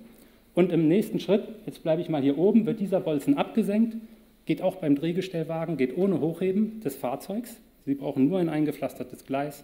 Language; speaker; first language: German; native; German